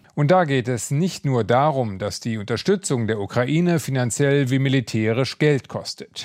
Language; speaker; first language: German; native; German